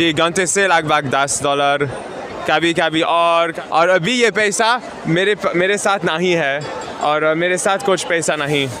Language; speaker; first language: Hindi; non-native, learner; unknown